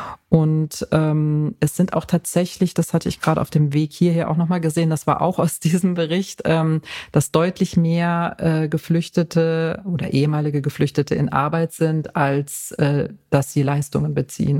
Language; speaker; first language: German; native; German